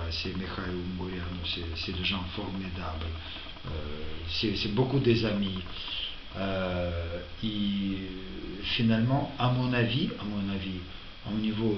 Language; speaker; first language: French; non-native, fluent; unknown